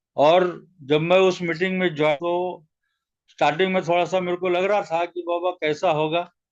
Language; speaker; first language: Hindi; non-native, local second language; Marathi